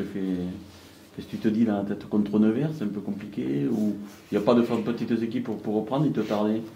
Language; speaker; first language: French; native; French